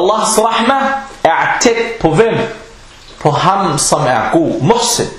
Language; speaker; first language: Danish; early bilingual, other home language; Arabic